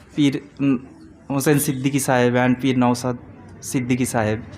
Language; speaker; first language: English; non-native, local second language; Bangla